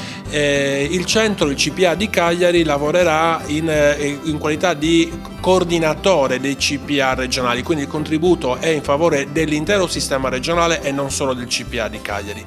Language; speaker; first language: Italian; native; Italian